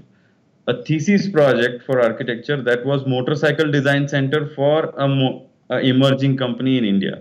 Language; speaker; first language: English; non-native, local second language; Kannada